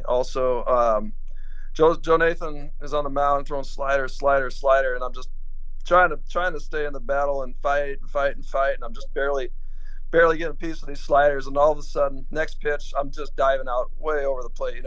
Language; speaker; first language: English; native; English